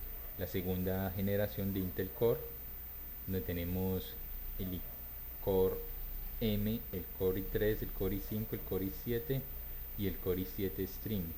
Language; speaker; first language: Spanish; native; Spanish